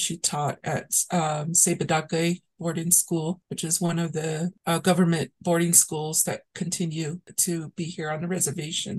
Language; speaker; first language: English; early bilingual, other home language; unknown